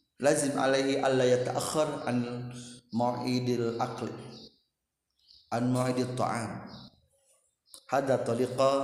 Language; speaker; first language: Arabic; non-native, fluent; Indonesian